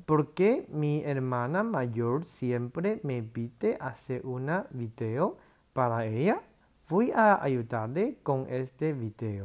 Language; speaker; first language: Spanish; non-native, learner; Chinese